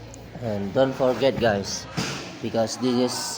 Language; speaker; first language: English; non-native, learner; Indonesian